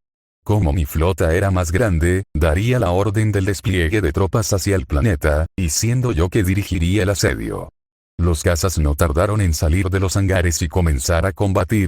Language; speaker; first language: Spanish; native; Spanish